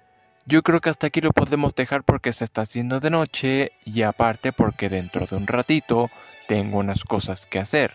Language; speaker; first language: Spanish; native; Spanish